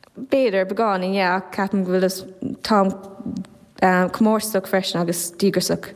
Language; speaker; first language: Irish; native; Irish